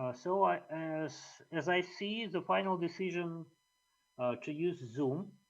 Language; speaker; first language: English; non-native, fluent; Russian